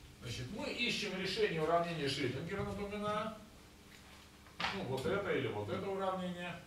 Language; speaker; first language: Russian; native; Russian